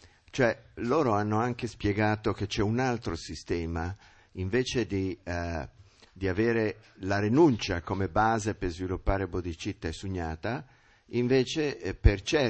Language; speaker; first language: Italian; native; Italian